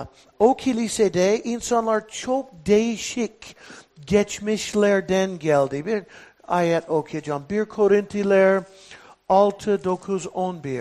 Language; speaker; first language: Turkish; non-native, fluent; English